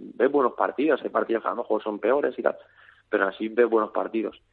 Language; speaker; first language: Spanish; native; Spanish